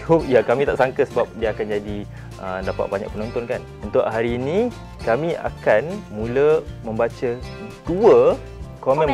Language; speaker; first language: Malay; native; Malay